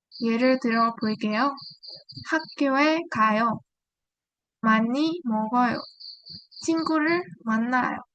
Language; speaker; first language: Korean; non-native, learner; Vietnamese